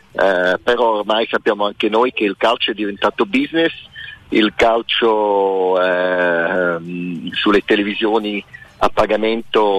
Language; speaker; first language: Italian; early bilingual, heritage; Italian